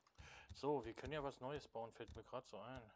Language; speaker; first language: German; native; German